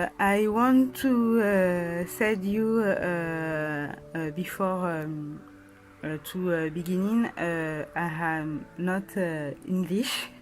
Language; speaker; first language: English; non-native, learner; French